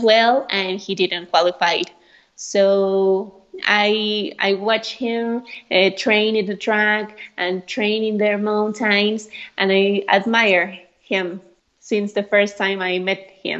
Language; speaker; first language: English; non-native, fluent; Spanish